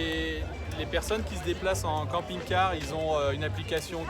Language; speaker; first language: French; native; French